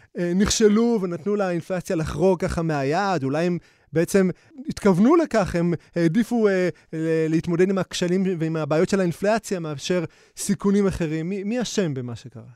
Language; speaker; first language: Hebrew; native; Hebrew